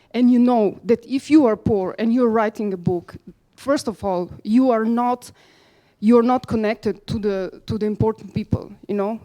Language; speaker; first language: English; non-native, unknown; Slovenian